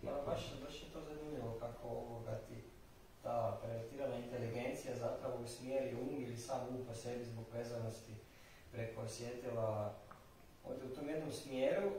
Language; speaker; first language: Croatian; native; Croatian